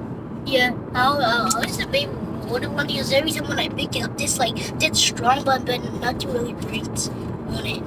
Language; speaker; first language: English; native; English